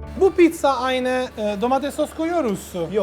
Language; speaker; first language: Turkish; non-native, learner; Italian